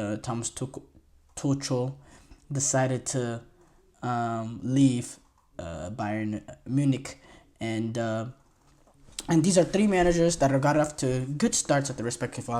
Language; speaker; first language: English; native; English